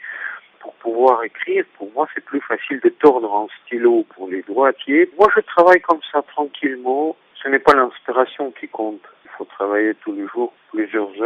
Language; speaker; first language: French; non-native, fluent; Russian